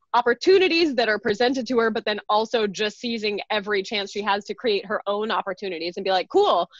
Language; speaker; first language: English; native; English